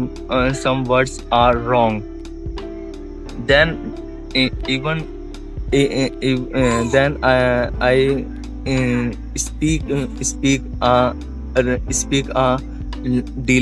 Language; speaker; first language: English; non-native, learner; Hindi